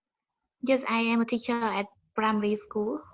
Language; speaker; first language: English; non-native, learner; Khmer